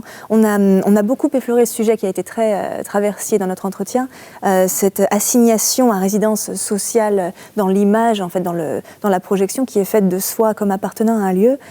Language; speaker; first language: French; native; French